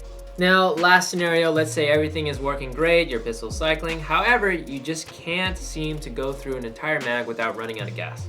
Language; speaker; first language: English; native; English